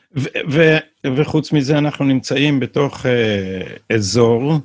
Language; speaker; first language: Hebrew; native; Hebrew